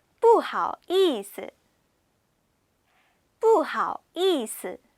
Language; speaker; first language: Chinese; non-native, fluent; Korean